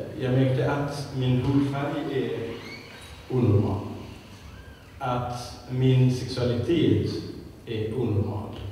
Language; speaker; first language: Swedish; non-native, fluent; Arabic